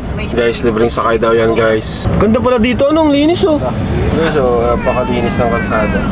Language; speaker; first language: Filipino; native; Filipino